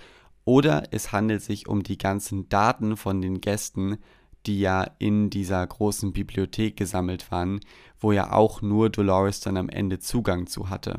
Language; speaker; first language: German; native; German